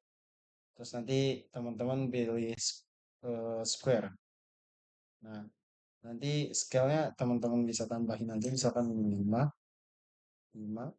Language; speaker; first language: Indonesian; native; Indonesian